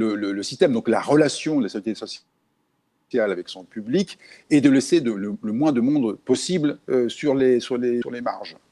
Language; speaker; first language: French; native; French